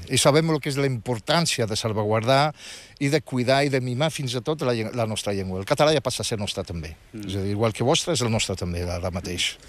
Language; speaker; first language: Catalan; non-native, fluent; Riffian